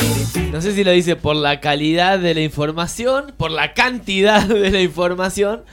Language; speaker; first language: Spanish; native; Spanish